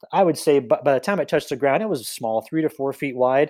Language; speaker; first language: English; native; English